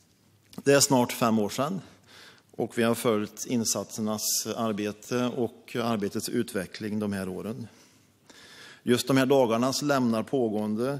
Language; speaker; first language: Swedish; native; Swedish